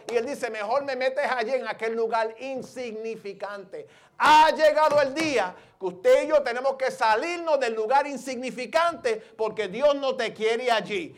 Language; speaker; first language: Spanish; early bilingual, heritage; Spanish